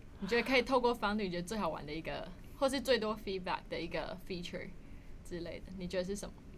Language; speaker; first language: Chinese; native; Chinese